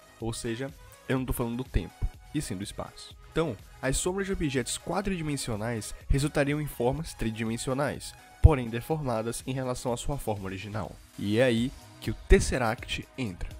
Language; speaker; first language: Portuguese; native; Portuguese